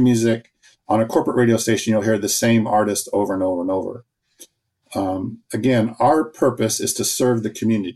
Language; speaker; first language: English; native; English